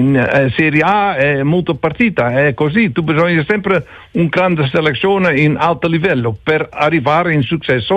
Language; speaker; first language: Italian; non-native, learner; Dutch